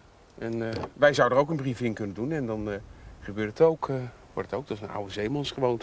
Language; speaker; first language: Dutch; native; Dutch